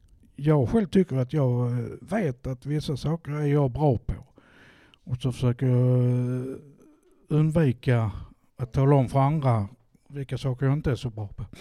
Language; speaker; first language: Swedish; native; Swedish